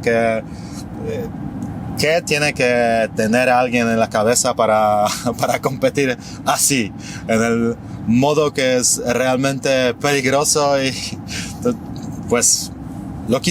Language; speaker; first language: Spanish; non-native, fluent; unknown